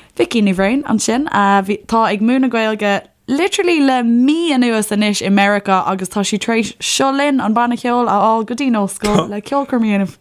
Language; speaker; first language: Irish; non-native, local second language; English